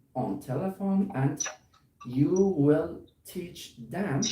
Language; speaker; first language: English; non-native, learner; Turkish